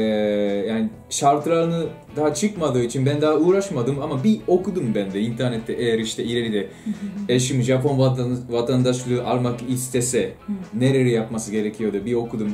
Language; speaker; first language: Turkish; non-native, fluent; Japanese